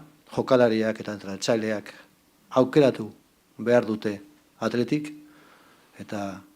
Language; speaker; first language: Basque; non-native, local second language; Spanish